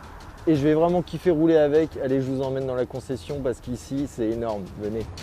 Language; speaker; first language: French; native; French